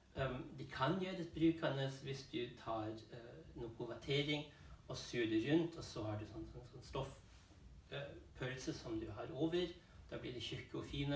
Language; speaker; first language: Norwegian; non-native, fluent; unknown